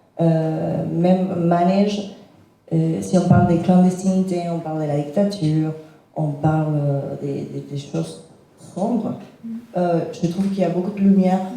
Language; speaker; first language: French; non-native, fluent; Spanish